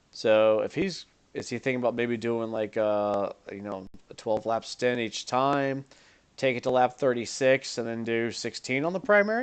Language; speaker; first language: English; native; English